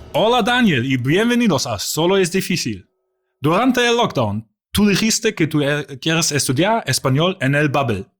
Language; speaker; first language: Spanish; non-native, learner; German